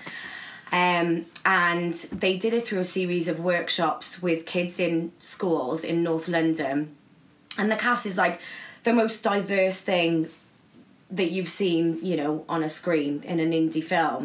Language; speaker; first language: English; native; English